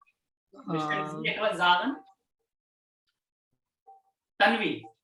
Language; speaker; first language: German; non-native, fluent; Hindi